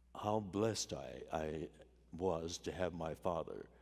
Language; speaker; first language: English; native; English